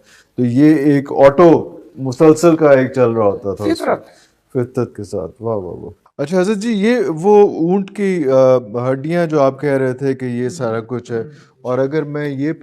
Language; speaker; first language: Urdu; native; Urdu